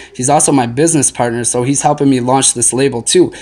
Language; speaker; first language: English; native; English